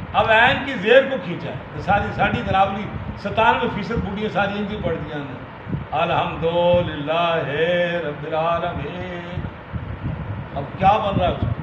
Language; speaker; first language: Urdu; non-native, local second language; Punjabi